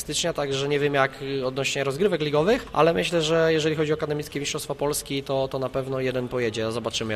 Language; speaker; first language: Polish; native; Polish